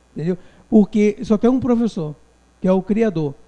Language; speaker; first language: Portuguese; non-native, local second language; Guarani